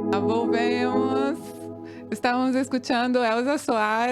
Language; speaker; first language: Spanish; non-native, fluent; Portuguese